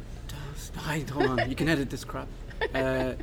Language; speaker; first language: English; native; English